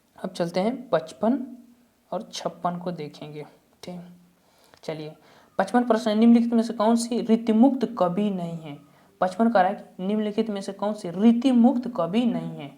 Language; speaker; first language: Hindi; native; Hindi